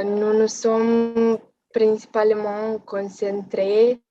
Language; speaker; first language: French; non-native, fluent; Romanian